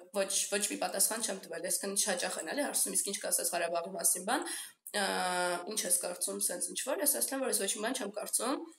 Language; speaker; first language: Armenian; native; Armenian